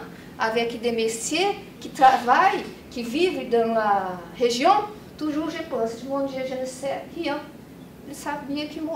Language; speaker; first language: French; non-native, learner; Portuguese